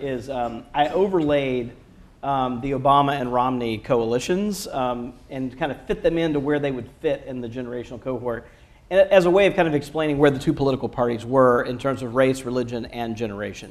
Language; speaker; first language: English; native; English